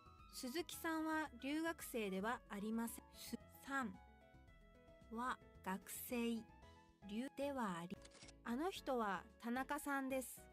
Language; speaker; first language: Japanese; non-native, learner; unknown